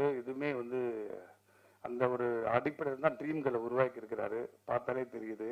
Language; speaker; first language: Tamil; native; Tamil